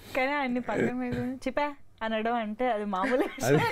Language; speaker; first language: Telugu; native; Telugu